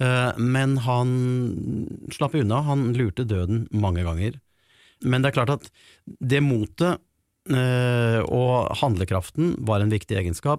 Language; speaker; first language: Norwegian; native; Norwegian